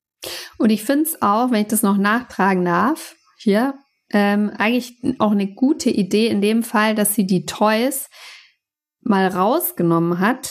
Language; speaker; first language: German; native; German